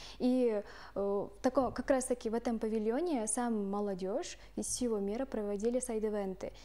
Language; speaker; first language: Russian; non-native, local second language; Kyrgyz